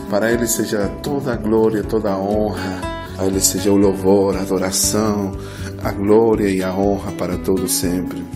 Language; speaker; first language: Portuguese; non-native, fluent; Spanish